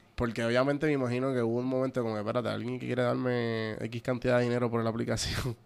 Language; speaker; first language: Spanish; early bilingual, heritage; Spanish